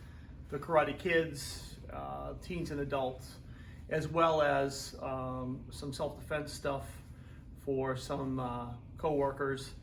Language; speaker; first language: English; native; English